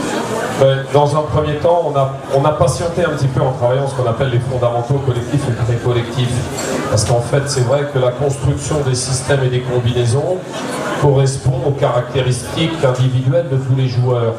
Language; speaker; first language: French; native; French